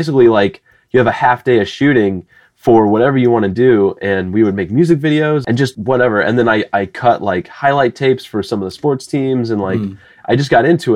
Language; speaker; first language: English; native; English